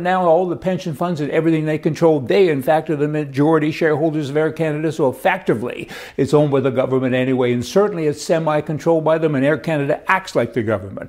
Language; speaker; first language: English; native; English